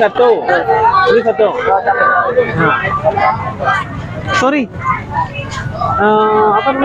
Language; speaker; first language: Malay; non-native, local second language; Minangkabau